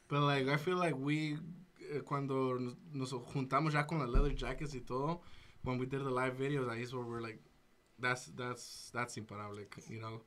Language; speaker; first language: English; early bilingual, other home language; Spanish